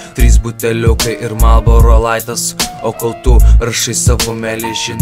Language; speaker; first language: Lithuanian; native; Lithuanian